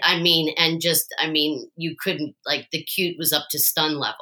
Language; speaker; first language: English; native; English